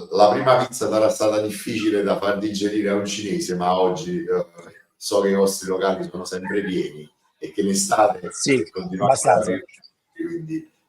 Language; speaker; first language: Italian; native; Italian